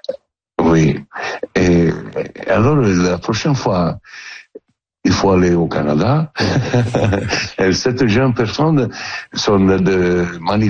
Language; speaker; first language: French; non-native, fluent; Italian